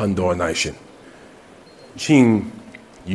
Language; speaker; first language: Chinese; non-native, learner; English